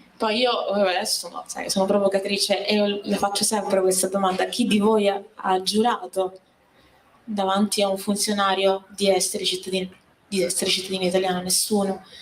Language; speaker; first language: Italian; native; Italian